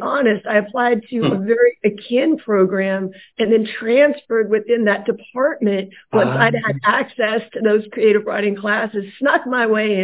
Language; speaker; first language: English; native; English